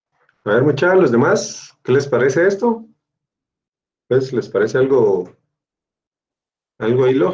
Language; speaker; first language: Spanish; native; Spanish